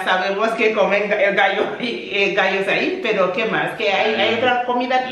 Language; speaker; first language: Spanish; non-native, fluent; English